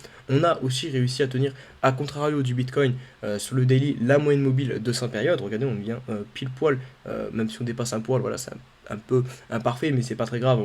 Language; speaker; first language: French; native; French